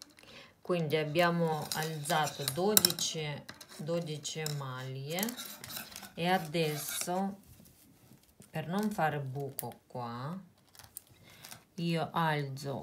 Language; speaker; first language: Italian; non-native, fluent; Russian